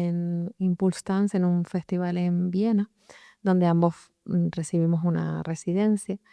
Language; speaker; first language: Spanish; native; Spanish